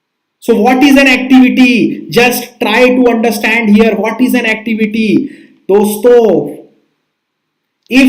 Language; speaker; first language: English; non-native, local second language; Hindi